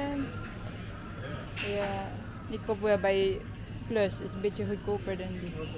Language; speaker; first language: Dutch; non-native, learner; Filipino